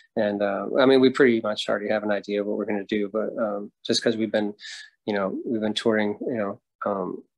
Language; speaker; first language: English; native; English